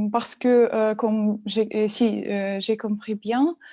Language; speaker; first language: French; non-native, learner; Russian